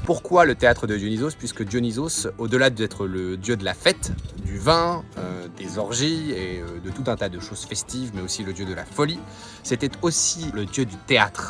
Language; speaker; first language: French; native; French